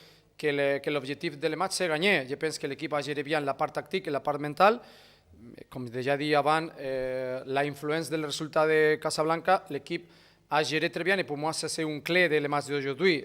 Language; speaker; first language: French; non-native, fluent; Spanish